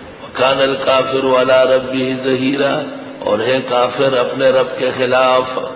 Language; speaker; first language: Urdu; non-native, local second language; Pashto